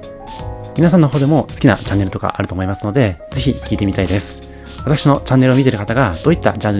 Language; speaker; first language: Japanese; native; Japanese